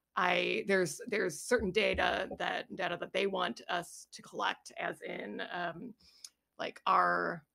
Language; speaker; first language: English; native; English